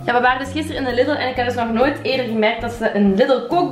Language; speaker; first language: Dutch; native; Dutch